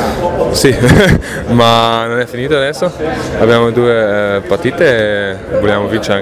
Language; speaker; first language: Italian; non-native, local second language; German